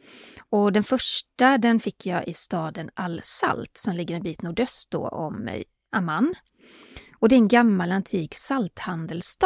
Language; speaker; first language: Swedish; native; Swedish